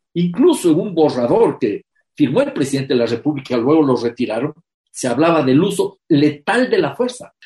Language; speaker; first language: Spanish; native; Spanish